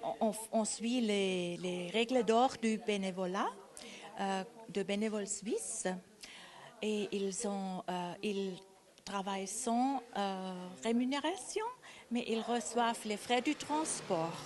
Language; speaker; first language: French; non-native, local second language; German